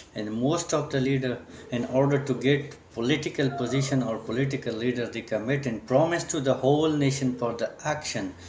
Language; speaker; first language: English; non-native, local second language; Urdu